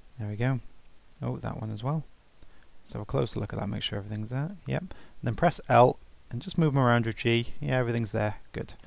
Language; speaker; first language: English; native; English